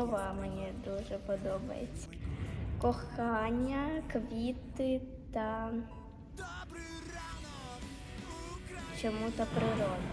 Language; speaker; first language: Ukrainian; non-native, local second language; Russian